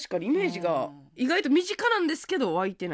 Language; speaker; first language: Japanese; native; Japanese